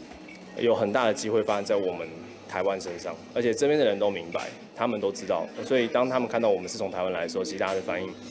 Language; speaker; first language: Chinese; native; Chinese